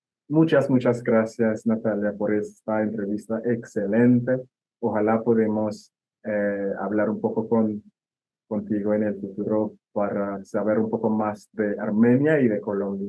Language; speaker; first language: Spanish; non-native, fluent; English